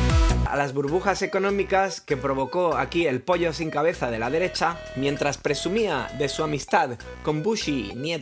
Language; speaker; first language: Spanish; native; Spanish